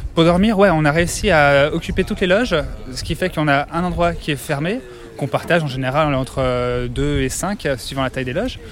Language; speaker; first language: French; native; French